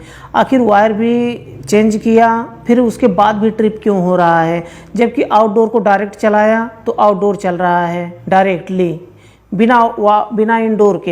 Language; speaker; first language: Hindi; native; Hindi